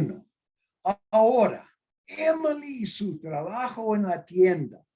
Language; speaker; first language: Spanish; non-native, fluent; English